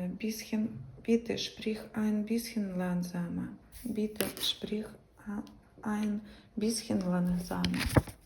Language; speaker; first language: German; non-native, learner; Ukrainian